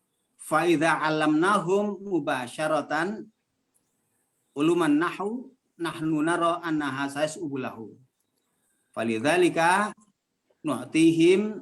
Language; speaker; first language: Arabic; non-native, fluent; Indonesian